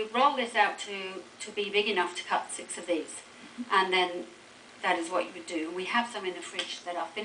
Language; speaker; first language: English; native; English